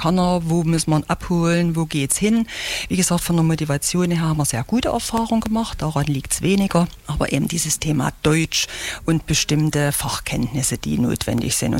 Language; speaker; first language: German; native; German